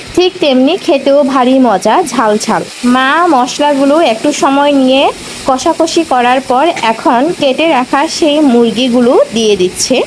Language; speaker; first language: Bangla; non-native, local second language; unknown